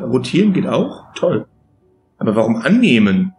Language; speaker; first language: German; native; German